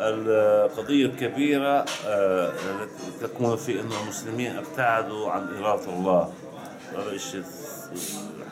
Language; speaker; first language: Arabic; native; Arabic